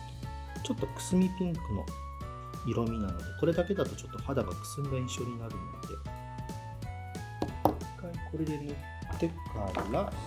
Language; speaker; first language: Japanese; native; Japanese